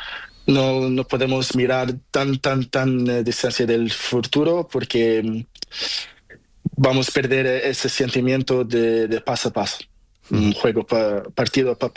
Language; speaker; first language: Spanish; non-native, learner; Portuguese